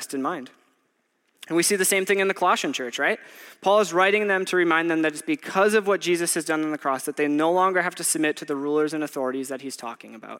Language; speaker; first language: English; native; English